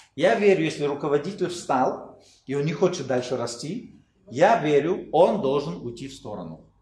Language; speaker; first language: Russian; non-native, fluent; German